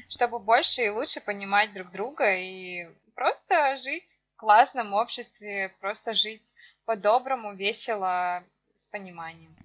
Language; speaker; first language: Russian; native; Russian